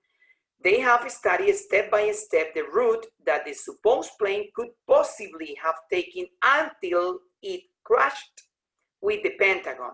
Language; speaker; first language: English; non-native, learner; Spanish